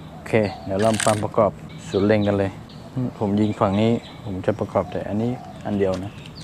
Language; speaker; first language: Thai; native; Thai